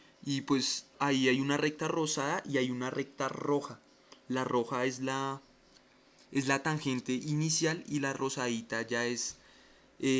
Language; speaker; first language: Spanish; native; Spanish